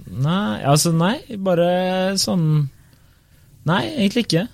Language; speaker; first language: Norwegian; native; Norwegian